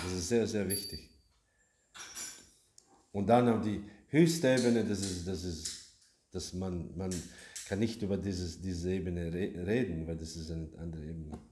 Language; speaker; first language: German; non-native, learner; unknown